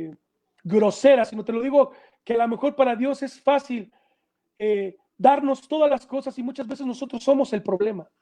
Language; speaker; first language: Spanish; native; Spanish